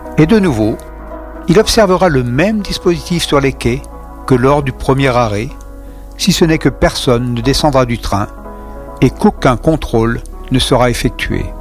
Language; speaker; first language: French; native; French